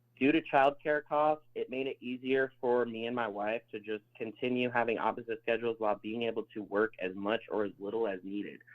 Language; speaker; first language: English; native; English